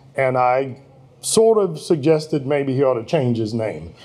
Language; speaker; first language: English; native; English